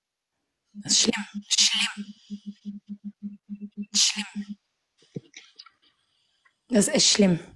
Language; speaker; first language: German; non-native, fluent; Arabic